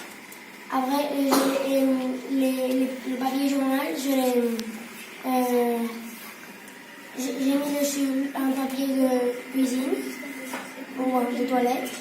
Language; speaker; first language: French; non-native, local second language; Spanish